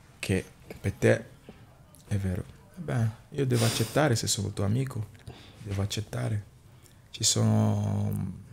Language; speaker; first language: Italian; non-native, fluent; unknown